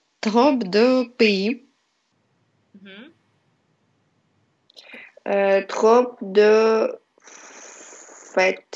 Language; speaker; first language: French; non-native, learner; Russian